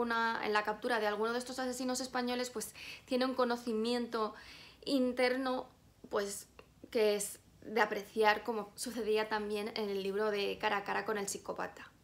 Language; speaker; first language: Spanish; native; Spanish